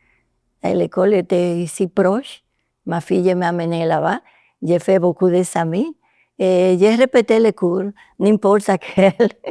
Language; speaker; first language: French; non-native, learner; Spanish